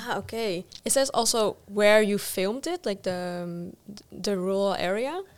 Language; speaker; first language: English; non-native, fluent; Dutch